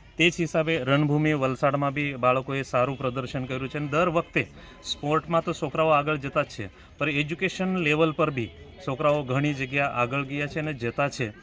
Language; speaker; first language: Gujarati; non-native, local second language; Marathi